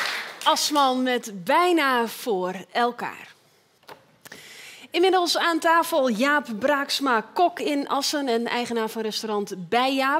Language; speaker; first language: Dutch; native; Dutch